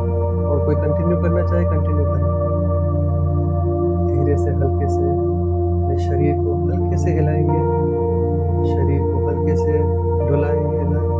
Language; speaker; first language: Hindi; native; Hindi